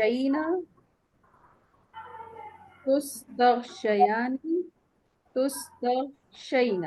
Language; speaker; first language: Arabic; non-native, learner; Urdu